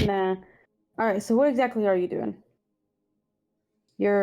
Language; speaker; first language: English; native; English